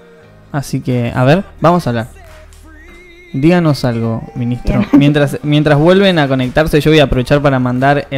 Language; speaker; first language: Spanish; native; Spanish